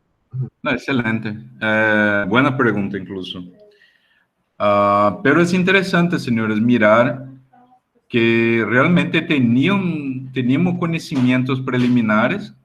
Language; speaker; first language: Spanish; non-native, fluent; Portuguese